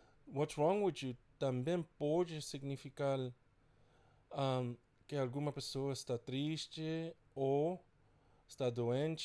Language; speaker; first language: Portuguese; non-native, fluent; English